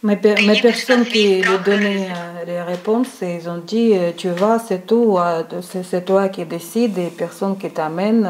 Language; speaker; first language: French; non-native, fluent; Ukrainian